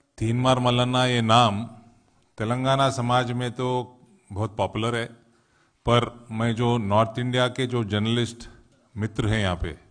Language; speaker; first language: Hindi; non-native, local second language; Telugu